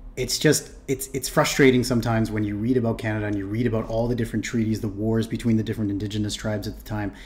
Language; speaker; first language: English; native; English